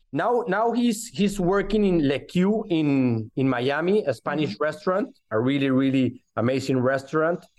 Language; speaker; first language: English; non-native, fluent; Spanish